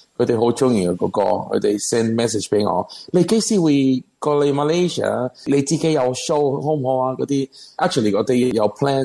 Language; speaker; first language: Cantonese; non-native, learner; Spanish